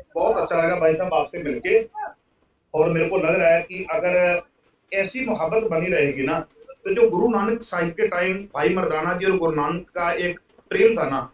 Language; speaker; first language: Hindi; non-native, local second language; Punjabi